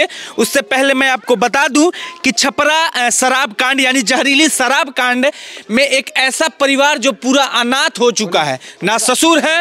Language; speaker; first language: Hindi; native; Hindi